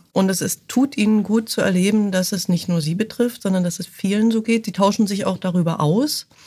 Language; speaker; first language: German; native; German